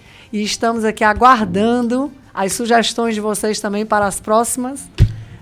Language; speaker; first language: Portuguese; native; Portuguese